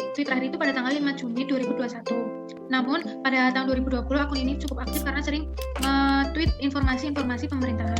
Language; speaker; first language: Indonesian; native; Indonesian